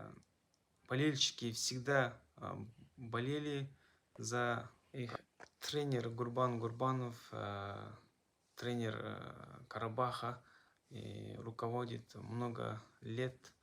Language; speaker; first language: Russian; non-native, local second language; Kazakh